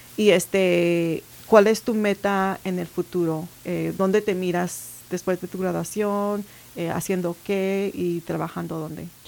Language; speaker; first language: Spanish; early bilingual, heritage; Spanish